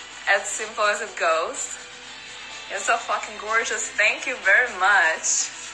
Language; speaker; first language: English; non-native, fluent; Russian